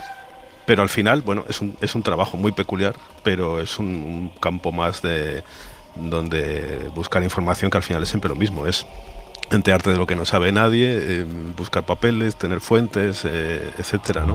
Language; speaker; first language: Spanish; native; Spanish